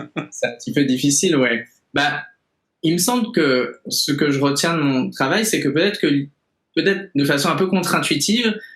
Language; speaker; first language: French; native; French